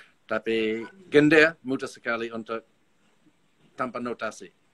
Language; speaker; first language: Indonesian; non-native, learner; English